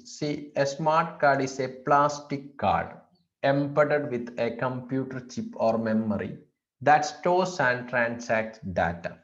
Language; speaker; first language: English; non-native, local second language; Malayalam